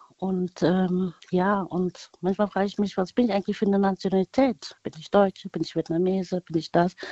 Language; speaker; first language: German; early bilingual, other home language; Vietnamese